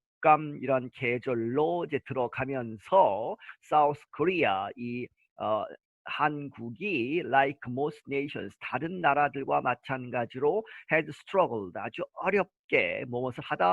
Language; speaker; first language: Korean; native; Korean